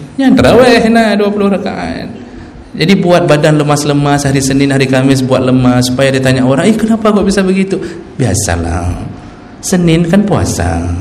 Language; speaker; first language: Malay; non-native, local second language; Achinese